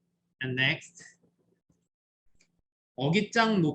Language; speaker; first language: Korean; native; Korean